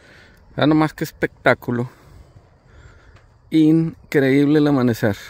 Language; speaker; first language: Spanish; native; Spanish